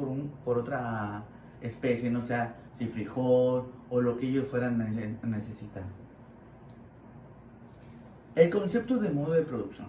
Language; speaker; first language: Spanish; native; Spanish